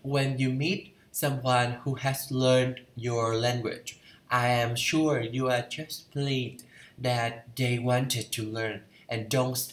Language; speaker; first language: English; non-native, fluent; Vietnamese